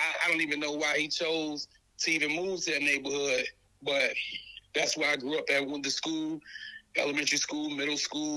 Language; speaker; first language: English; native; English